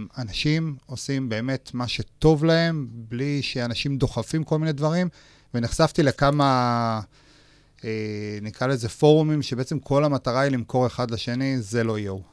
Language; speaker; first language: Hebrew; native; Hebrew